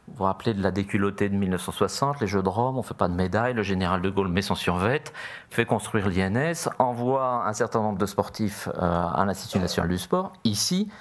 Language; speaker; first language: French; native; French